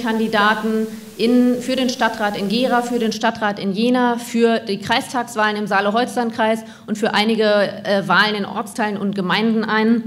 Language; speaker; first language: German; native; German